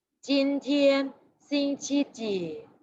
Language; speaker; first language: Chinese; non-native, fluent; Thai